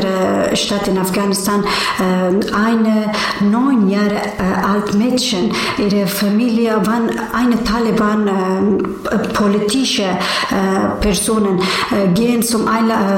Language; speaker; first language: German; non-native, learner; Persian